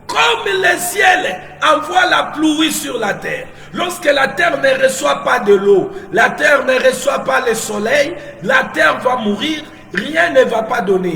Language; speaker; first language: French; non-native, local second language; Lingala